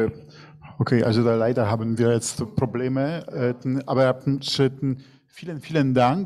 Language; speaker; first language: German; non-native, fluent; Polish